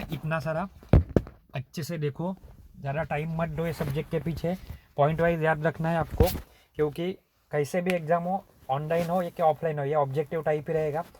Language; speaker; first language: Hindi; non-native, local second language; Marathi